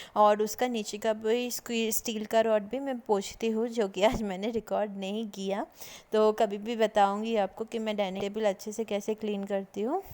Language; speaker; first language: Hindi; non-native, local second language; Bangla